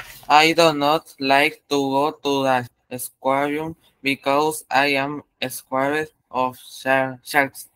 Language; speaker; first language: English; non-native, learner; Spanish